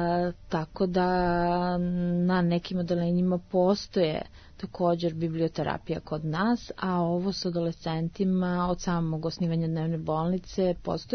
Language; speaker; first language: Serbian; native; Serbian